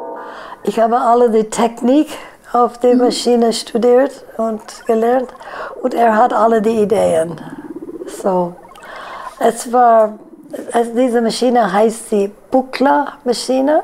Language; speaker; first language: German; non-native, fluent; English